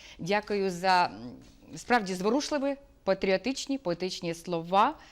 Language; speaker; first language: Ukrainian; native; Ukrainian